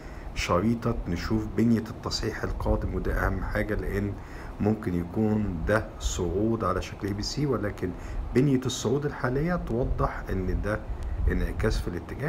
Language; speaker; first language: Arabic; native; Arabic